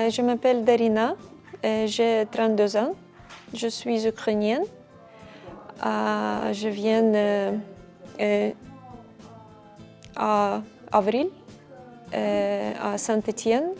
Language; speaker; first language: French; non-native, learner; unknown